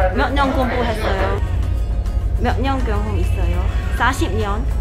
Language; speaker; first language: Korean; non-native, learner; Cantonese